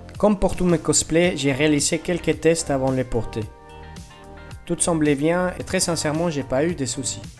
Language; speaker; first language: French; non-native, fluent; Spanish